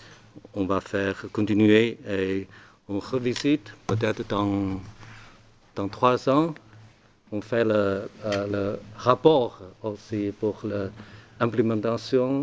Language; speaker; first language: French; non-native, learner; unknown